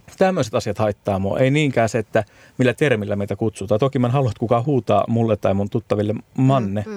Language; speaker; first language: Finnish; native; Finnish